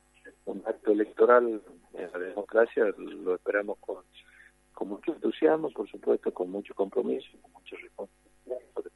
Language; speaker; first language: Spanish; native; Spanish